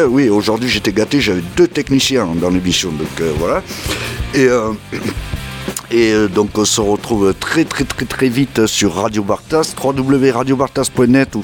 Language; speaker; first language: French; native; French